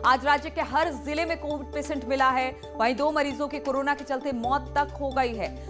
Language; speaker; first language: Hindi; native; Hindi